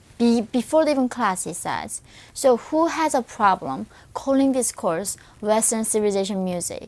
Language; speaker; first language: English; non-native, fluent; Korean